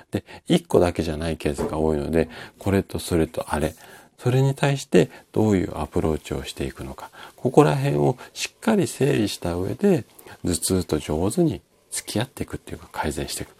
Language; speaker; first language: Japanese; native; Japanese